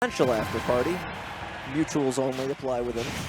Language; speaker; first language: English; native; English